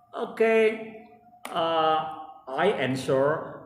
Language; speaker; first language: English; non-native, fluent; Indonesian